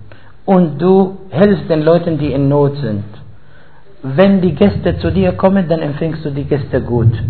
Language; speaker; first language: German; non-native, fluent; Arabic